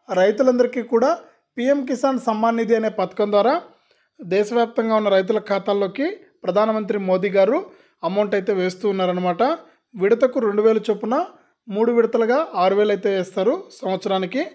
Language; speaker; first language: Telugu; native; Telugu